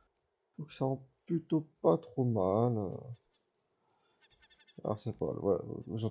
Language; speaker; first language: French; native; French